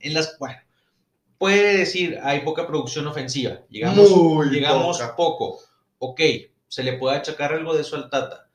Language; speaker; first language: Spanish; native; Spanish